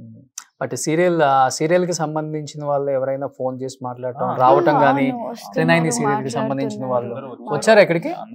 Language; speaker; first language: Telugu; native; Telugu